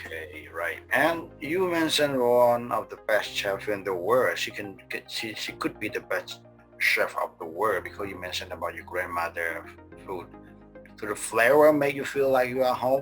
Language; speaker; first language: English; non-native, fluent; Khmer